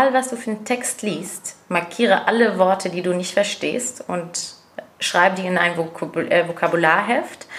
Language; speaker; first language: German; non-native, fluent; Arabic